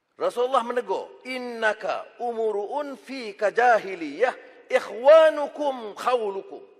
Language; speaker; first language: Malay; native; Malay